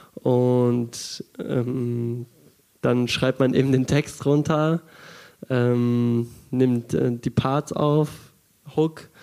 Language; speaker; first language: German; early bilingual, other home language; Russian